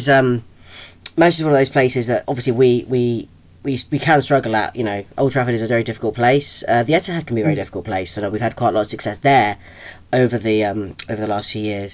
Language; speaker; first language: English; native; English